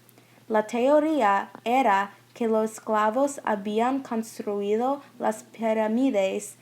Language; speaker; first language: Spanish; non-native, learner; English